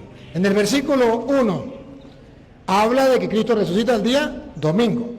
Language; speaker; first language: Spanish; native; Spanish